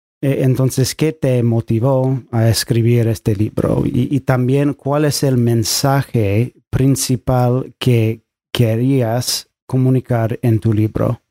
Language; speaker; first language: Spanish; non-native, fluent; English